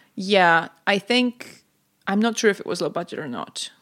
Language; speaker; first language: English; non-native, fluent; Greek